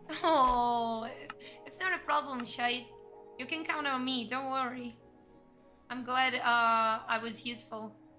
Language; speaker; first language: English; non-native, fluent; Portuguese